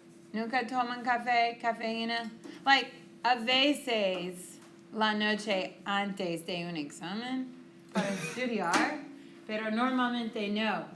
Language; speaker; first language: Spanish; non-native, fluent; English